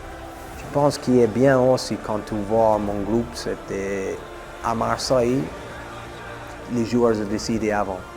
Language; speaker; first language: French; non-native, fluent; English